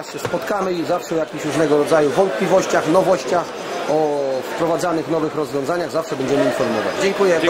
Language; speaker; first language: Polish; native; Polish